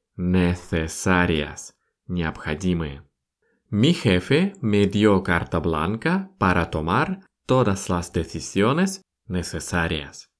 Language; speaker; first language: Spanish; non-native, fluent; Russian